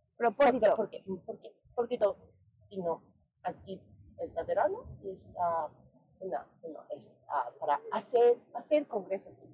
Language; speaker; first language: Spanish; non-native, learner; Japanese